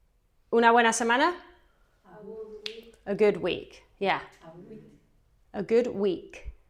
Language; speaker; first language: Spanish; non-native, fluent; English